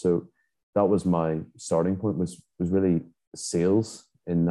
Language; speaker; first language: English; native; English